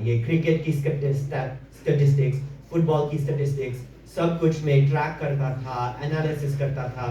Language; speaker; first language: Hindi; early bilingual, heritage; English